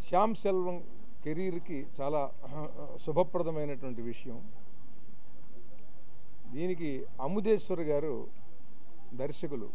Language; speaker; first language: Telugu; native; Telugu